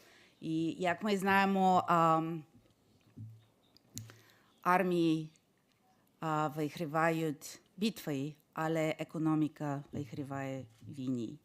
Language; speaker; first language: Ukrainian; non-native, fluent; English